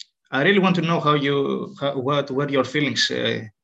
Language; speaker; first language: English; non-native, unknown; Greek